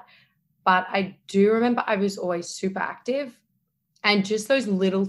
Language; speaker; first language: English; native; English